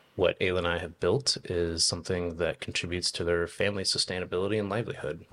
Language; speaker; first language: English; native; English